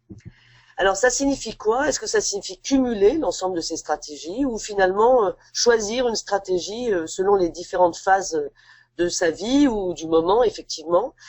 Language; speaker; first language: French; native; French